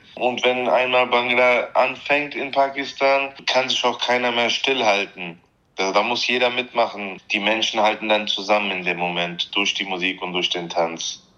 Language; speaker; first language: German; early bilingual, other home language; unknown